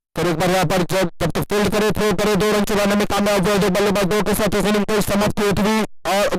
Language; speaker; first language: Hindi; non-native, local second language; Marathi